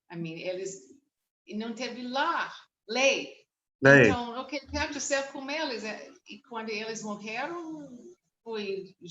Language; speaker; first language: Portuguese; non-native, learner; English